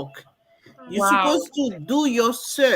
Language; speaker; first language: English; non-native, learner; French